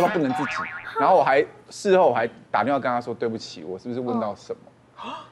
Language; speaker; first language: Chinese; native; Chinese